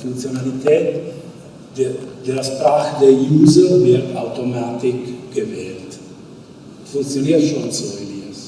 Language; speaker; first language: German; non-native, fluent; Italian